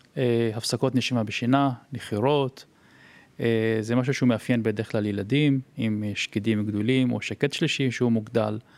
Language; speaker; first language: Hebrew; non-native, local second language; Arabic